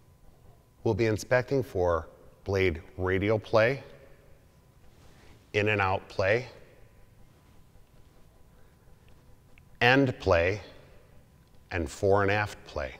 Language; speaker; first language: English; native; English